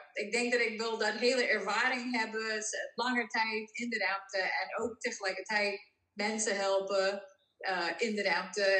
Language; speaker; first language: Dutch; non-native, fluent; English